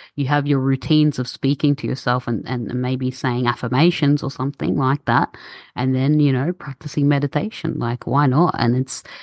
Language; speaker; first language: English; native; English